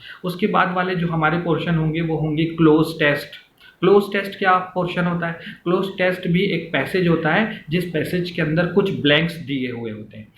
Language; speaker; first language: Hindi; native; Hindi